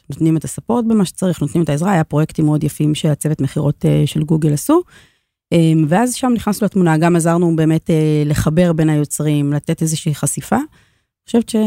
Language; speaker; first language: Hebrew; native; Hebrew